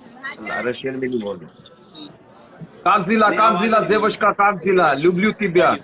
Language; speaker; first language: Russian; non-native, learner; Hindi